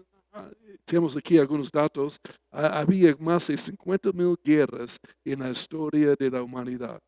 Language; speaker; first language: Spanish; non-native, fluent; English